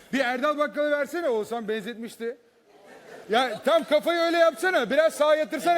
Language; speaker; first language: Turkish; native; Turkish